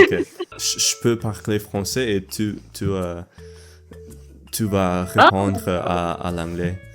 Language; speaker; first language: French; non-native, learner; English